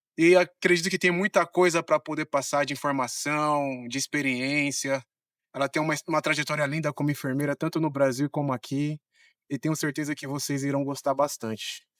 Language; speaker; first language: Portuguese; native; Portuguese